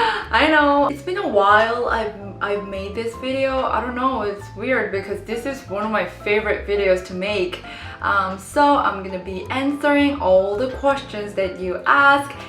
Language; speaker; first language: English; non-native, fluent; Korean